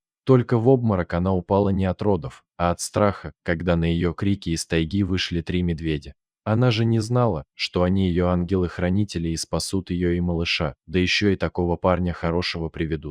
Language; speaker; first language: Russian; native; Russian